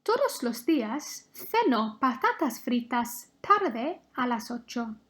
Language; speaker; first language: Spanish; non-native, fluent; English